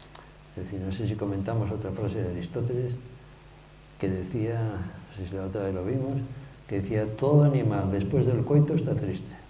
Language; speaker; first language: Spanish; native; Spanish